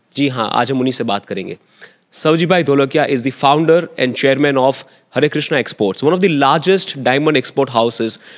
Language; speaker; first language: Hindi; non-native, local second language; Gujarati